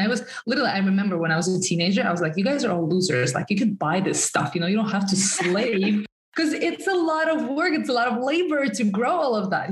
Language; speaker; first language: English; non-native, fluent; Russian